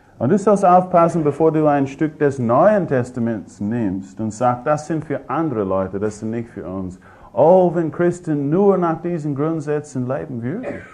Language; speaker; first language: German; non-native, fluent; English